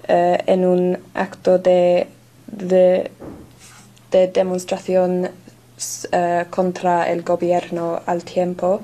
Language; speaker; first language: Spanish; non-native, learner; English